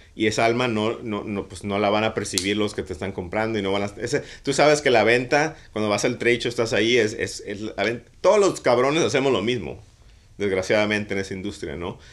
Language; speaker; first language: Spanish; native; Spanish